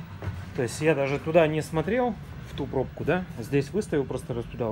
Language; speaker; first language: Russian; native; Russian